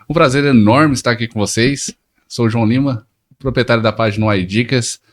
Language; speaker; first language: Portuguese; native; Portuguese